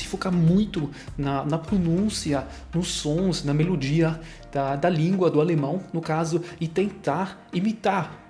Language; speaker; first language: Portuguese; non-native, fluent; German